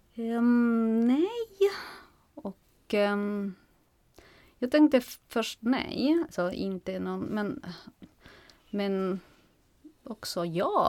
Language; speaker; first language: Swedish; non-native, fluent; Spanish